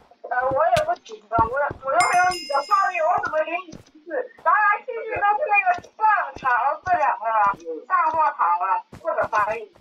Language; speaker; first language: Chinese; native; Chinese